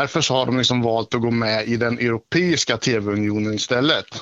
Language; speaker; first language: Swedish; native; Swedish